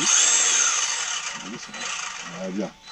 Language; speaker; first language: French; native; French